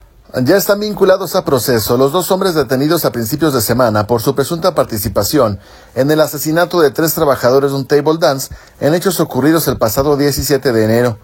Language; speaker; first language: Spanish; native; Spanish